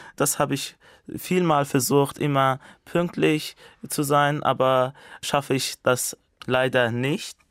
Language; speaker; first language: German; non-native, fluent; Azerbaijani